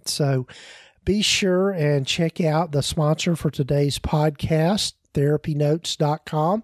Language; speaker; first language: English; native; English